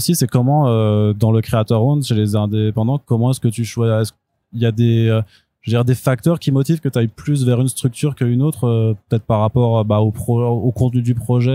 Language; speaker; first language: French; native; French